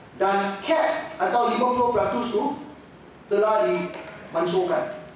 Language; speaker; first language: Malay; non-native, local second language; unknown